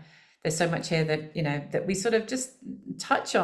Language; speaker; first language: English; native; English